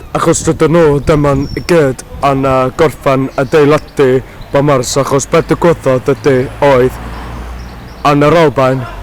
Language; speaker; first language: Welsh; non-native, learner; English